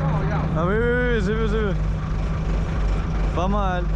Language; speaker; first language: French; non-native, fluent; Russian